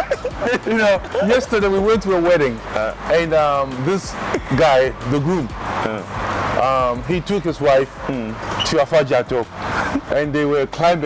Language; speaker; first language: English; non-native, local second language; Akan